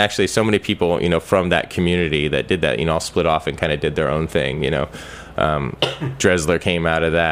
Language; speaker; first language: English; native; English